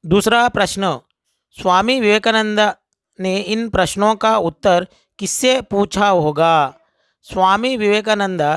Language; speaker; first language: Hindi; non-native, local second language; Telugu